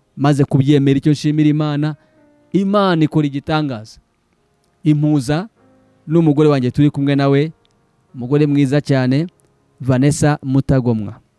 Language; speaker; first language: Kinyarwanda; early bilingual, heritage; Kinyarwanda